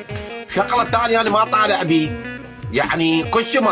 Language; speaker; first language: Arabic; native; Arabic